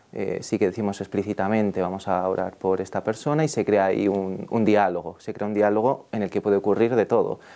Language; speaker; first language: Spanish; native; Spanish